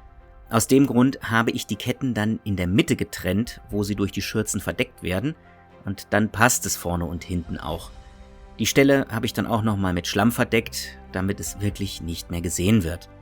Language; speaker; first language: German; native; German